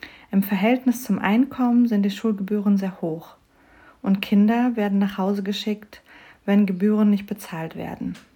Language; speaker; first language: German; native; German